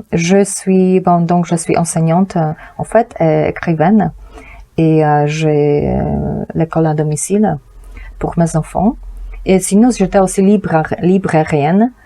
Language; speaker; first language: French; non-native, fluent; Polish